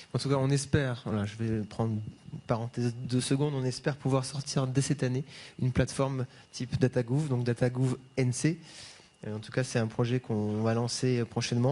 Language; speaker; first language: French; native; French